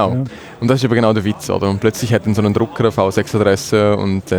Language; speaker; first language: German; native; German